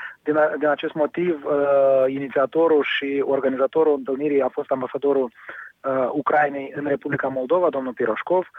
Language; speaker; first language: Romanian; native; Romanian